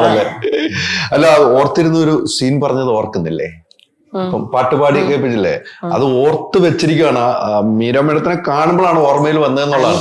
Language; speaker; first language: Malayalam; native; Malayalam